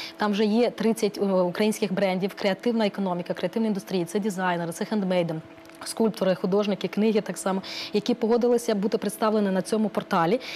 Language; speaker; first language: Ukrainian; non-native, local second language; Romanian